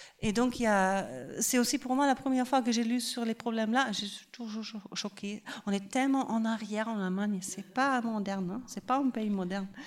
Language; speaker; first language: French; non-native, fluent; German